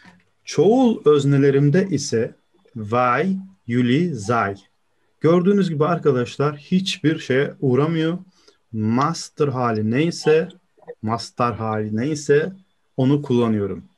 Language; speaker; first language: Turkish; native; Turkish